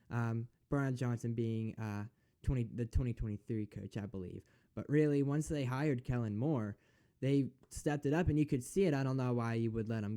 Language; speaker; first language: English; native; English